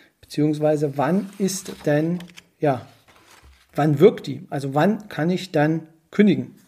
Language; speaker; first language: German; native; German